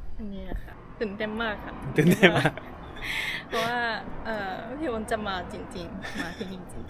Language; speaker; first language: Thai; non-native, learner; Japanese